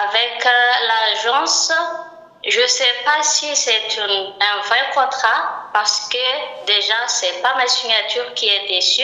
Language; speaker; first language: French; non-native, local second language; Malagasy